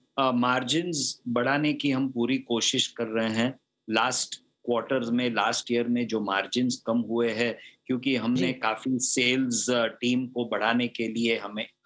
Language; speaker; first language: Hindi; non-native, local second language; Gujarati